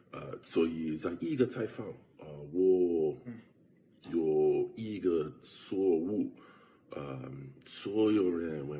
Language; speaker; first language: Chinese; non-native, learner; English